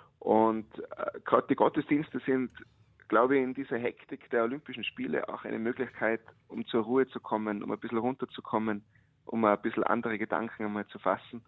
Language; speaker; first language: German; native; German